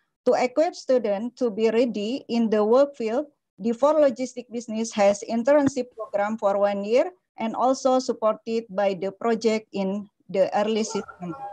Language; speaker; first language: English; non-native, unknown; Indonesian